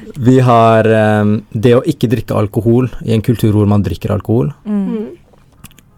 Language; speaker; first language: English; early bilingual, heritage; Tamil